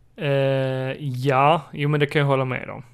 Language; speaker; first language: Swedish; native; Swedish